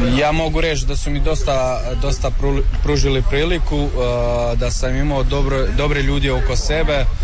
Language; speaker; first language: Serbian; non-native, fluent; Central Kurdish